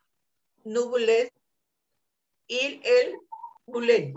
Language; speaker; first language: French; non-native, learner; Spanish